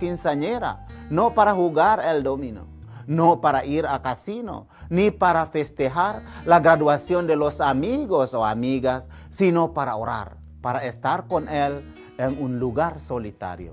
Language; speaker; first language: Spanish; non-native, fluent; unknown